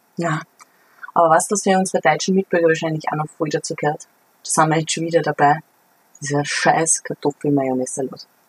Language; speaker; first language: German; native; German